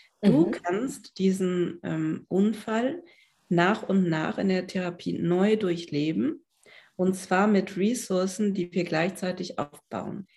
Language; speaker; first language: German; native; German